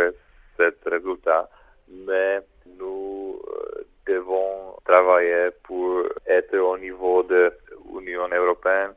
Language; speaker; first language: French; non-native, fluent; Czech